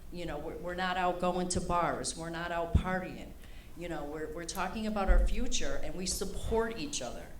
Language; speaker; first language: English; native; English